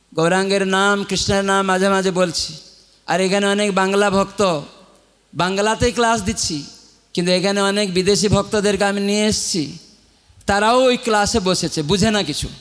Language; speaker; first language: Bangla; non-native, fluent; Odia